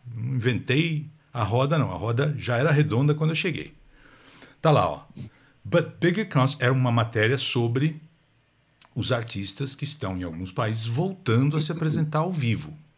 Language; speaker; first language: Portuguese; native; Portuguese